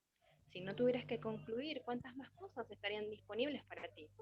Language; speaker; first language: Spanish; native; Spanish